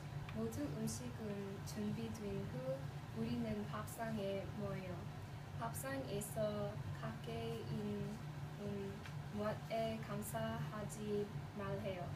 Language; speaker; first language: Korean; non-native, learner; English